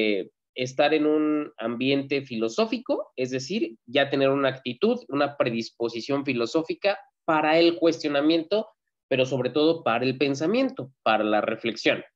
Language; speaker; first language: Spanish; native; Spanish